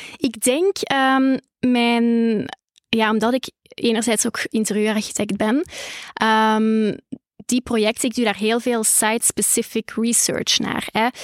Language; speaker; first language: Dutch; native; Dutch